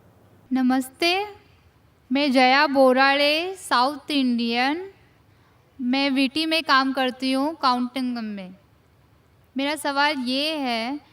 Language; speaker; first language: Hindi; non-native, local second language; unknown